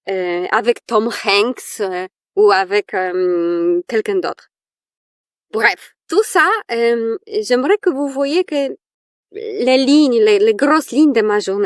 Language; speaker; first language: French; non-native, fluent; Polish